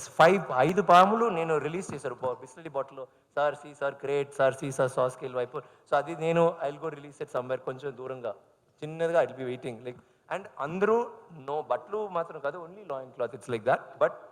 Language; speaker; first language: Telugu; non-native, learner; Tamil